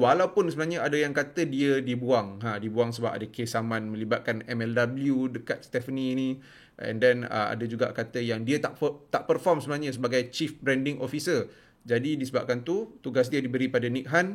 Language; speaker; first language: Malay; native; Malay